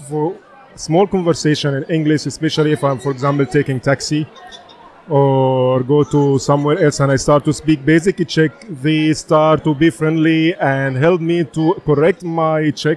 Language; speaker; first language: English; non-native, fluent; Arabic